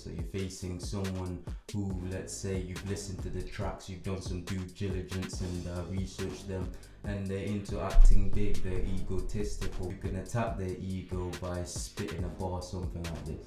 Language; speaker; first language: English; native; English